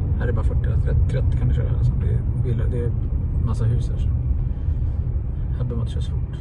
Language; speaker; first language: Swedish; non-native, local second language; Thai